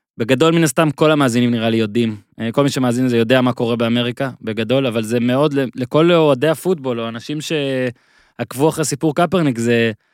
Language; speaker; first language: Hebrew; native; Hebrew